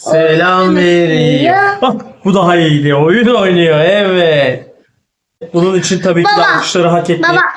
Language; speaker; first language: Turkish; native; Turkish